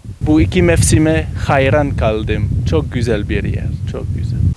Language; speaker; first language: Turkish; non-native, learner; French